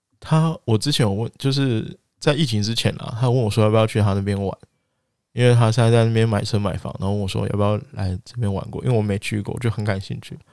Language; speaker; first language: Chinese; non-native, local second language; Wu Chinese